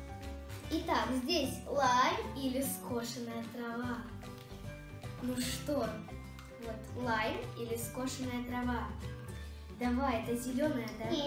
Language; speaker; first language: Russian; native; Russian